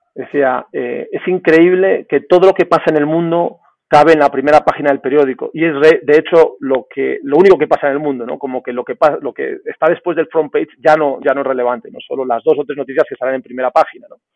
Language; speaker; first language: Spanish; native; Spanish